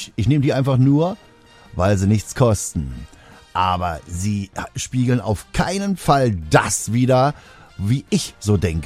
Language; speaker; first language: German; native; German